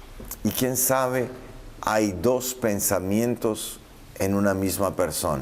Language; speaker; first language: Spanish; native; Spanish